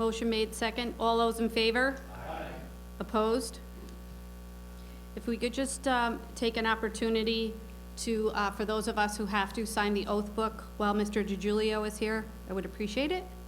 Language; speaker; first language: English; native; English